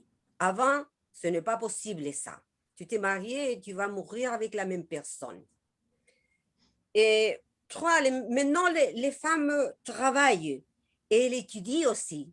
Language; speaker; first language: French; non-native, learner; Spanish